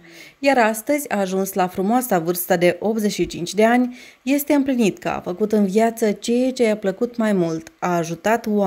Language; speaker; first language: Romanian; native; Romanian